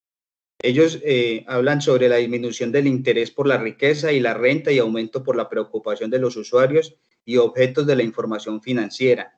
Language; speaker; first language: Spanish; native; Spanish